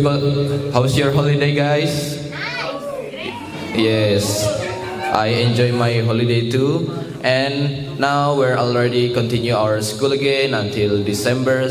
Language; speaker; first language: English; non-native, learner; Indonesian